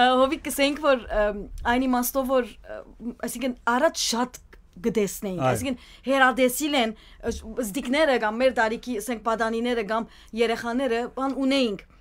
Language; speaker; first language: Armenian; early bilingual, heritage; Armenian